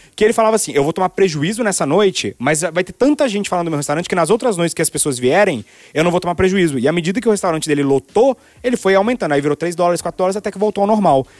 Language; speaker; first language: Portuguese; native; Portuguese